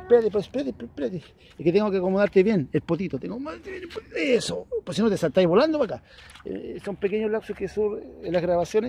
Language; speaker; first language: Spanish; native; Spanish